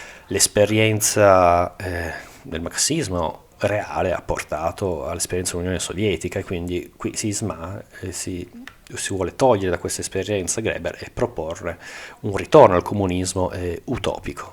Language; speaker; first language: Italian; native; Italian